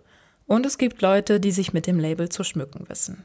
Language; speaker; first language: German; native; German